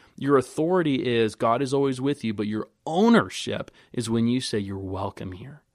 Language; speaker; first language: English; native; English